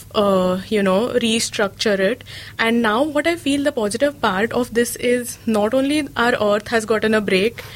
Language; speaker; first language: English; non-native, local second language; Marathi